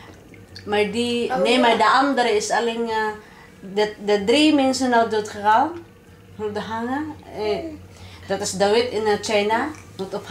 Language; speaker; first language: Dutch; non-native, learner; Cebuano